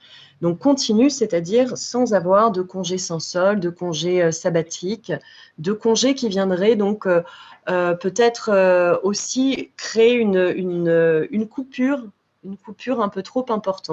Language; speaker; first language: French; native; French